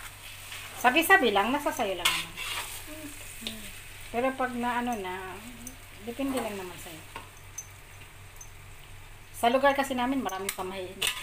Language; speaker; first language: Filipino; non-native, local second language; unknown